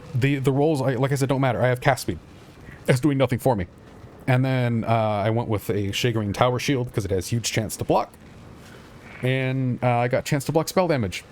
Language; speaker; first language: English; native; English